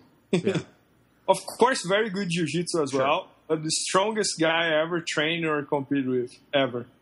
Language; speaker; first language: English; non-native, fluent; Portuguese